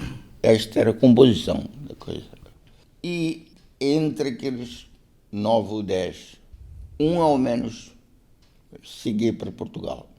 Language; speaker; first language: Portuguese; non-native, local second language; Konkani